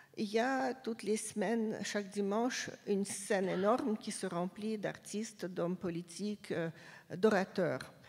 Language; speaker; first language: French; non-native, fluent; Russian